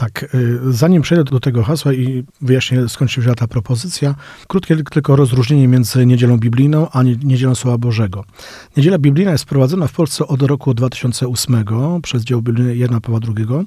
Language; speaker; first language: Polish; native; Polish